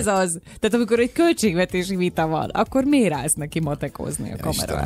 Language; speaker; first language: Hungarian; native; Hungarian